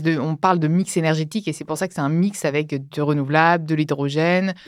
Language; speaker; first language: French; native; French